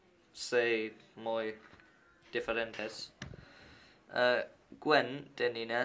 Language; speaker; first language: Spanish; non-native, learner; English